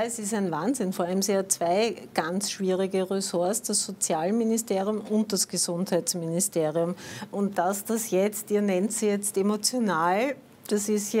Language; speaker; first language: German; native; German